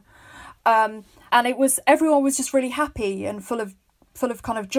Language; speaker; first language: English; native; English